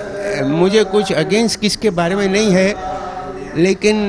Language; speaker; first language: Hindi; non-native, local second language; Sindhi